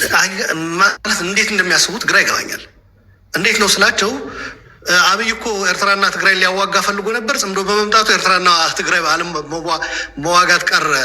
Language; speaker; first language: Amharic; non-native, local second language; Tigrinya